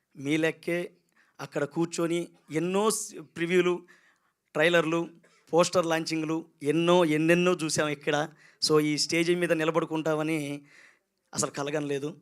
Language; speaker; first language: Telugu; native; Telugu